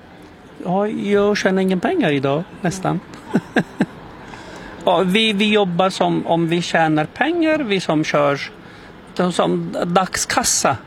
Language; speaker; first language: Swedish; non-native, local second language; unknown